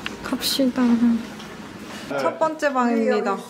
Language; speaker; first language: Korean; native; Korean